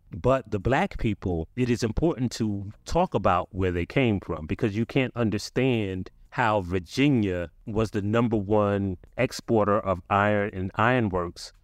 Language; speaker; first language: English; native; English